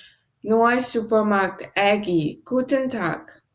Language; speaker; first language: German; non-native, learner; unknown